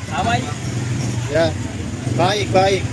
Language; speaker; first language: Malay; non-native, learner; Turkish